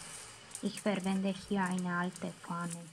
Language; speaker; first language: German; non-native, fluent; Romanian